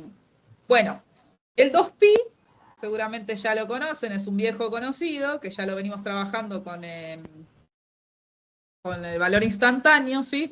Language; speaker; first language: Spanish; native; Spanish